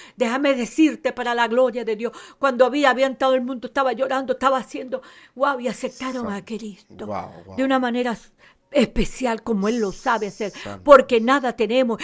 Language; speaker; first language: Spanish; native; Spanish